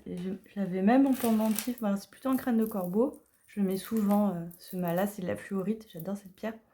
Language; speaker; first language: French; native; French